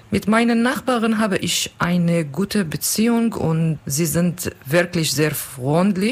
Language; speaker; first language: German; non-native, learner; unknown